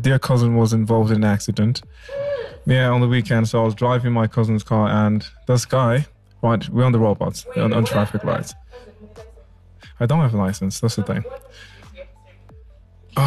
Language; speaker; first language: English; native; English